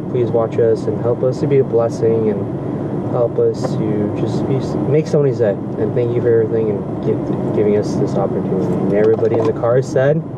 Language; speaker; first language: English; early bilingual, other home language; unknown